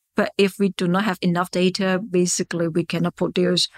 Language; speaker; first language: English; non-native, local second language; Cantonese